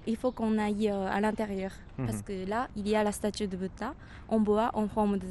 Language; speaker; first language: French; non-native, fluent; Japanese